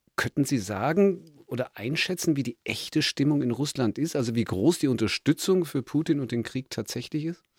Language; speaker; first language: German; native; German